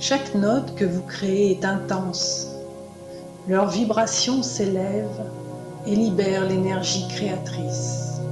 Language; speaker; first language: French; native; French